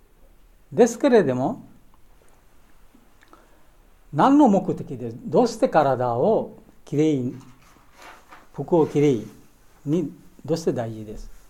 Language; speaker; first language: Japanese; non-native, learner; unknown